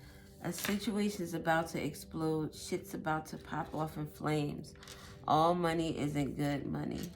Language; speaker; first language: English; native; English